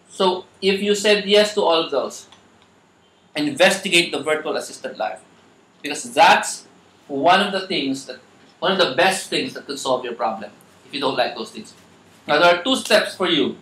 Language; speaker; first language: English; non-native, local second language; Filipino